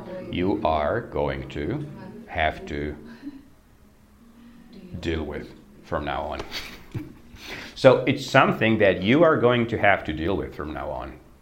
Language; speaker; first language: English; non-native, fluent; Czech